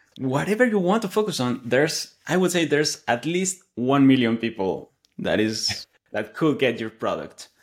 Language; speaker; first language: English; non-native, fluent; Spanish